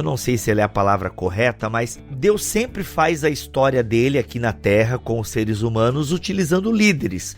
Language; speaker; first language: Portuguese; native; Portuguese